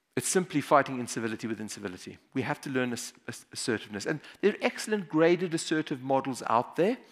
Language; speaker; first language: English; native; English